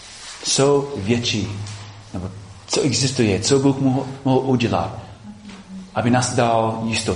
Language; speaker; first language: Czech; non-native, fluent; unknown